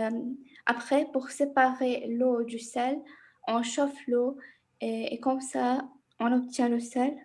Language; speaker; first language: French; non-native, local second language; Arabic